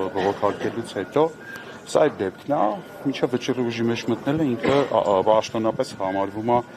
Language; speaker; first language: Armenian; native; Armenian